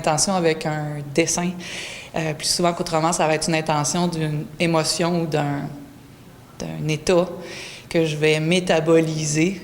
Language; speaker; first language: French; native; French